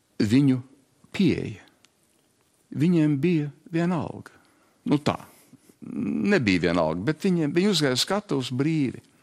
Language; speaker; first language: Latvian; early bilingual, heritage; Latvian